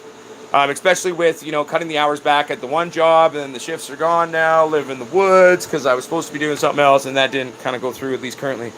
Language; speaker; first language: English; native; English